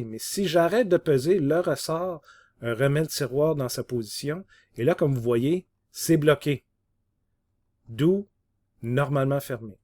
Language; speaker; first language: French; native; French